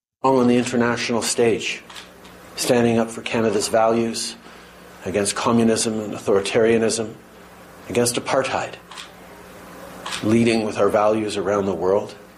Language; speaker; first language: English; early bilingual, other home language; French